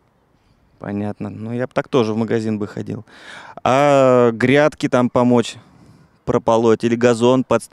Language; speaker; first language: Russian; native; Russian